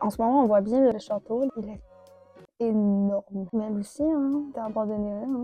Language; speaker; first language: French; native; French